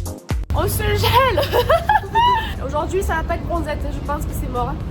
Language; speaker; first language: French; native; French